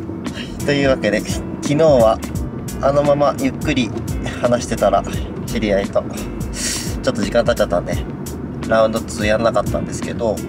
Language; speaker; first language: Japanese; native; Japanese